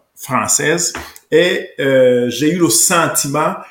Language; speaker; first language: French; non-native, local second language; Kinyarwanda